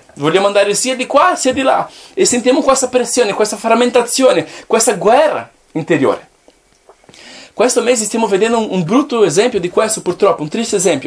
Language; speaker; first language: Italian; non-native, fluent; Portuguese